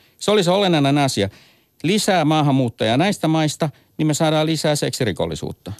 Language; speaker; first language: Finnish; native; Finnish